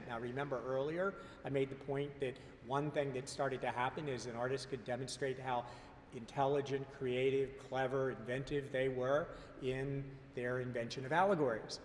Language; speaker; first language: English; native; English